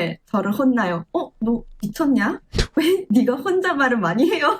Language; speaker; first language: Korean; non-native, learner; English